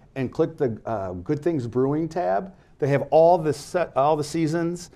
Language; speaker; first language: English; native; English